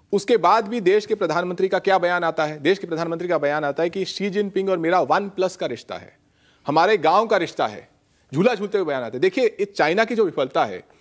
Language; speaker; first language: Hindi; native; Hindi